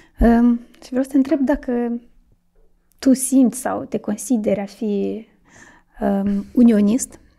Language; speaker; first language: Romanian; native; Romanian